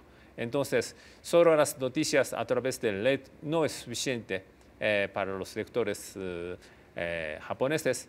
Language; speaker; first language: Spanish; non-native, fluent; Japanese